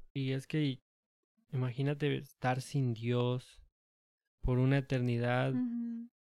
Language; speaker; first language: Spanish; early bilingual, heritage; Spanish